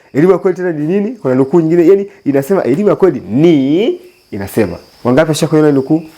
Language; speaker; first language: Swahili; native; Swahili